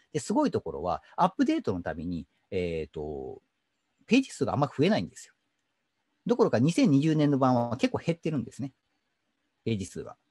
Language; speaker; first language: Japanese; native; Japanese